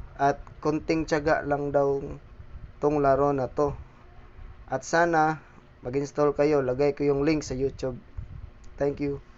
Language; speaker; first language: Filipino; non-native, local second language; Cebuano